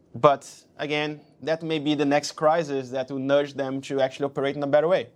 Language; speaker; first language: English; non-native, fluent; Portuguese